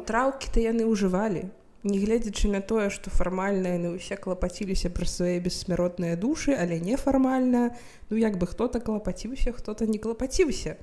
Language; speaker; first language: Belarusian; non-native, local second language; Russian